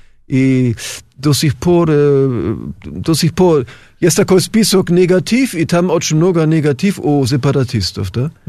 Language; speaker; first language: Russian; non-native, fluent; German